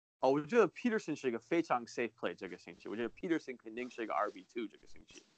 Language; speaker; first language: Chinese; early bilingual, heritage; Chinese